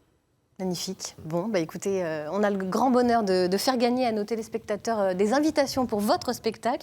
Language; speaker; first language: French; native; French